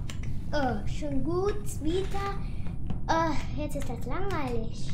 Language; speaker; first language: German; non-native, learner; English